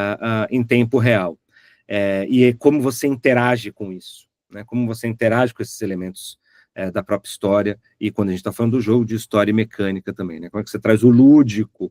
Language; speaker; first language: Portuguese; native; Portuguese